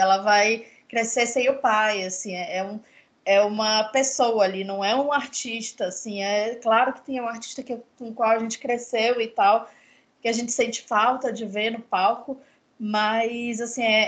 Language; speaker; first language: Portuguese; native; Portuguese